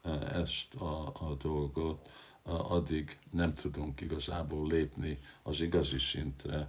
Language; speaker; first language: Hungarian; non-native, fluent; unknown